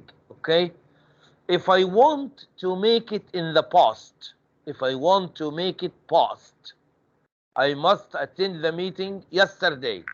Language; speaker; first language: English; non-native, fluent; Arabic